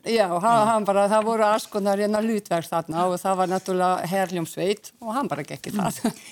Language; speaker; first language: Icelandic; non-native, fluent; Hungarian